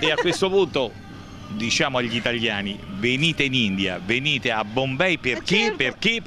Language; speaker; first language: Italian; native; Italian